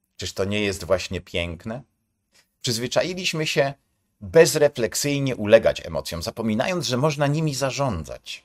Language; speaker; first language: Polish; native; Polish